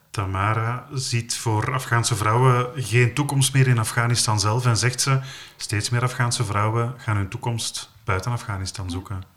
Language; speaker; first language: Dutch; native; Dutch